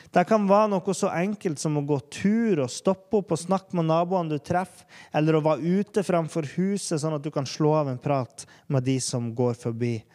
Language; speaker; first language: Norwegian; native; Norwegian